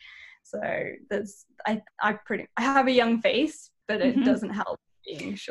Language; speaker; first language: English; native; English